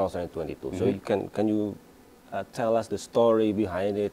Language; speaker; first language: English; non-native, fluent; Indonesian